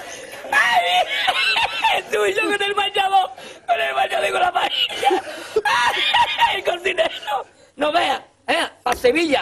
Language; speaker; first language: Spanish; native; Spanish